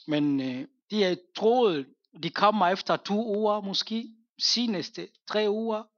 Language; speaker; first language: Danish; non-native, fluent; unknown